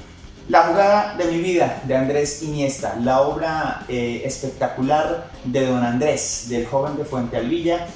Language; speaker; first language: Spanish; native; Spanish